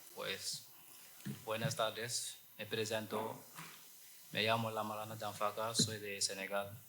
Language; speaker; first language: Spanish; non-native, learner; Wolof